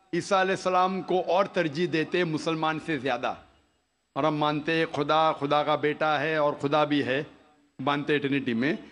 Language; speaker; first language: Hindi; non-native, local second language; Konkani